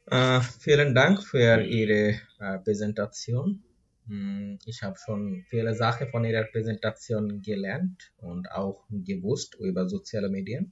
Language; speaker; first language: German; non-native, learner; Bangla